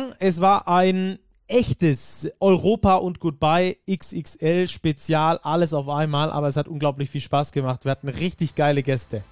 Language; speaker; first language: German; native; German